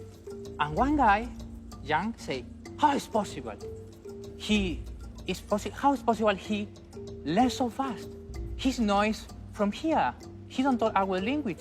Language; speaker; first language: English; non-native, learner; Spanish